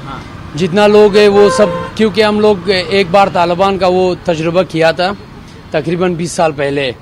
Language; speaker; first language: Hindi; non-native, fluent; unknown